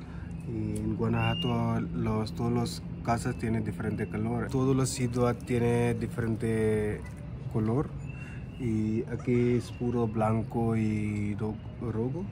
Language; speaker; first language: Spanish; non-native, learner; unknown